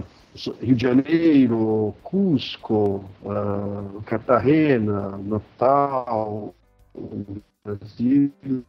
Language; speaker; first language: Portuguese; non-native, fluent; Spanish